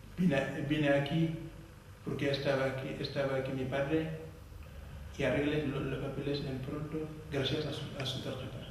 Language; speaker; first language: Spanish; non-native, fluent; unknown